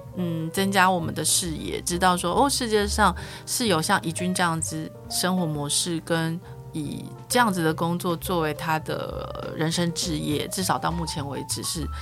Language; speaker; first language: Chinese; native; Chinese